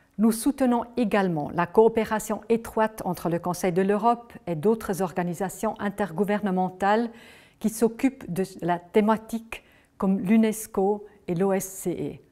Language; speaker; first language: French; non-native, local second language; German